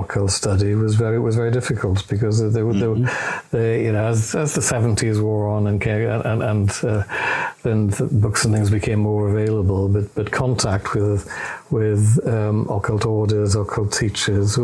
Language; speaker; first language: English; native; English